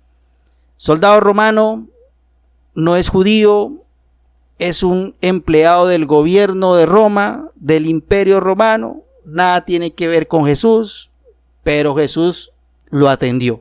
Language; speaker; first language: Spanish; native; Spanish